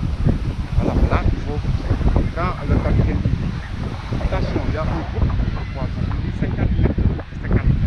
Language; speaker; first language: French; non-native, local second language; Wolof